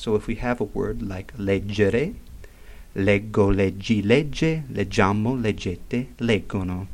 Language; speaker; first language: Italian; non-native, fluent; English